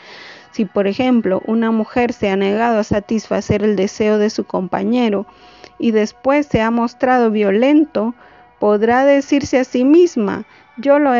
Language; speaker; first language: Spanish; native; Spanish